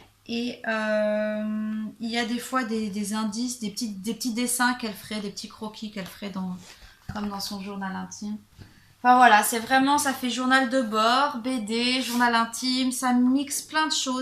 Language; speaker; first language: French; native; French